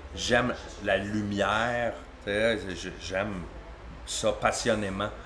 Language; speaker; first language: French; native; French